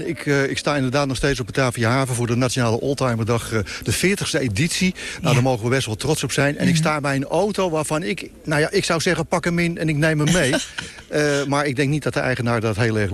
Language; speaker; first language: Dutch; native; Dutch